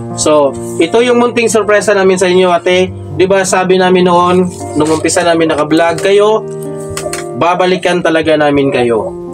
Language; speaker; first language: Filipino; non-native, local second language; Waray